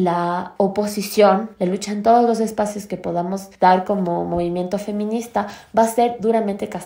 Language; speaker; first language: Spanish; native; Spanish